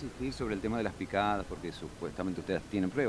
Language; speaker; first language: Spanish; native; Spanish